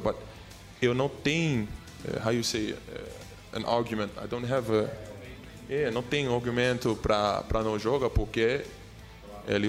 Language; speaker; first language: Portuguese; non-native, learner; English